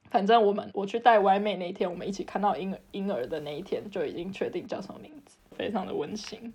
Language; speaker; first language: Chinese; native; Chinese